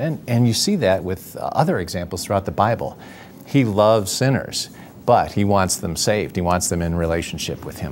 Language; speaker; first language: English; native; English